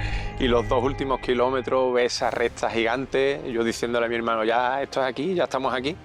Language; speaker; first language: Spanish; native; Spanish